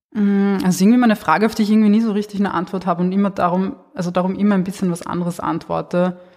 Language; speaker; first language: German; early bilingual, other home language; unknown